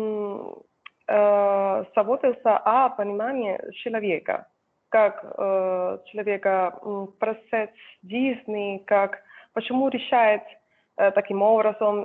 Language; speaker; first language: Russian; non-native, fluent; Spanish